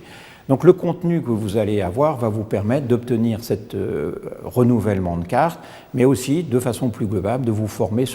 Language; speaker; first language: French; native; French